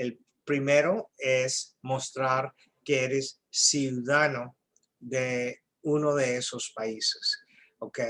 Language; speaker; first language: Spanish; early bilingual, heritage; English